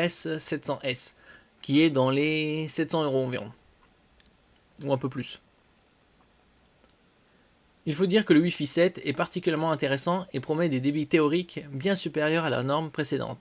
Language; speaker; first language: French; native; French